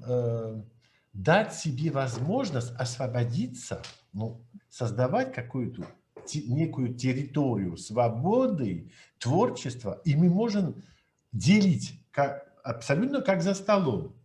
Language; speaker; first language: Russian; non-native, fluent; French